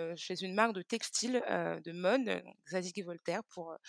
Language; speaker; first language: French; early bilingual, other home language; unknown